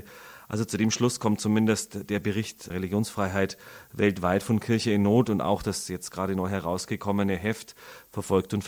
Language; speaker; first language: German; native; German